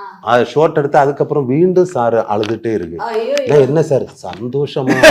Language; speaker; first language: Tamil; non-native, learner; Malayalam